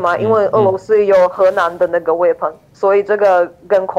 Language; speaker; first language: Chinese; non-native, fluent; Ukrainian